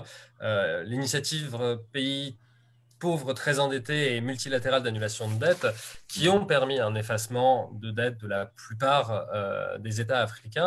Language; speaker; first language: French; native; French